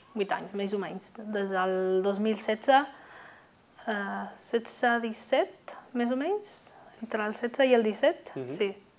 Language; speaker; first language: Catalan; non-native, fluent; Spanish